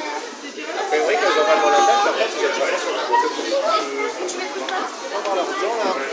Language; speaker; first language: French; native; French